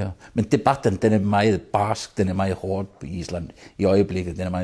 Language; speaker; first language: Danish; non-native, fluent; Icelandic